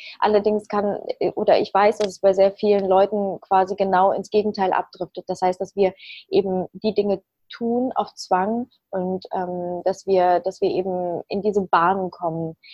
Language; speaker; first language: German; early bilingual, other home language; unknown